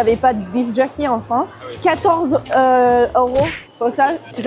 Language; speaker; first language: French; non-native, fluent; English